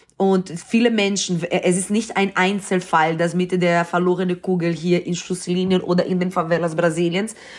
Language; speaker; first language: German; non-native, fluent; Portuguese